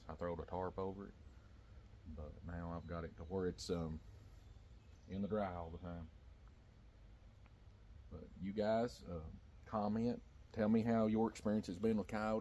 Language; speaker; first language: English; native; English